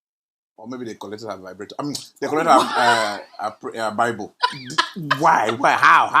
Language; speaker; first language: English; non-native, local second language; Yoruba